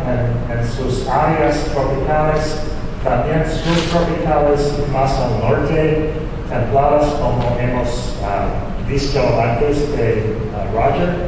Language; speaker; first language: Spanish; non-native, fluent; English